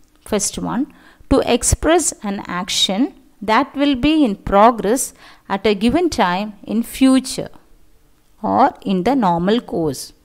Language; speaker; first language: English; non-native, local second language; Tamil